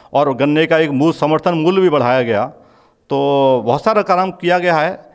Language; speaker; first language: Hindi; native; Hindi